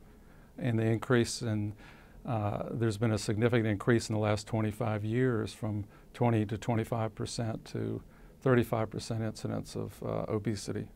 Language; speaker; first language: English; native; English